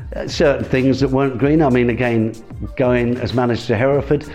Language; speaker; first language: English; native; English